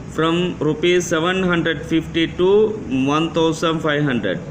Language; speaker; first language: English; non-native, local second language; Tamil